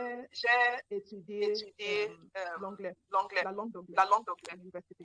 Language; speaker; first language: French; non-native, learner; Yoruba